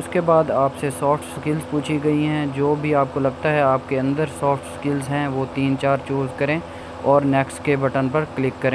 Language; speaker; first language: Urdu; non-native, local second language; Punjabi